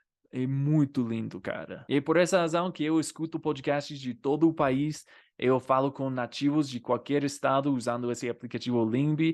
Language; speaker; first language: Portuguese; non-native, fluent; English